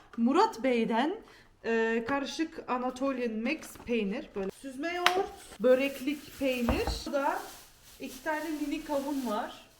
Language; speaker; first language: Turkish; early bilingual, heritage; Turkish